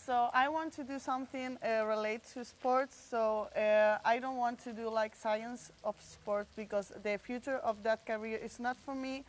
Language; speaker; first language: English; non-native, learner; Spanish